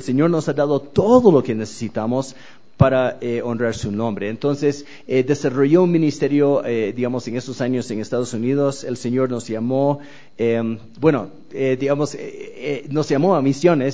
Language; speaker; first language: Spanish; non-native, fluent; English